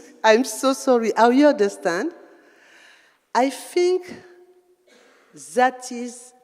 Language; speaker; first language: English; non-native, learner; French